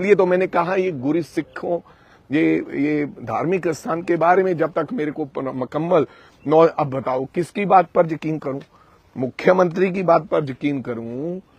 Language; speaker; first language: Hindi; non-native, local second language; Punjabi